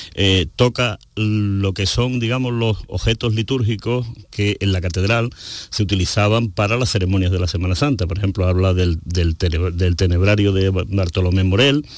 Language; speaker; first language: Spanish; native; Spanish